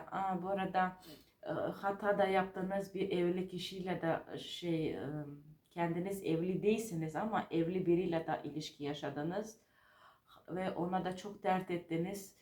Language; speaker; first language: Turkish; non-native, fluent; Georgian